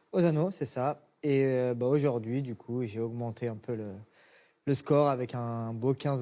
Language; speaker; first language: French; native; French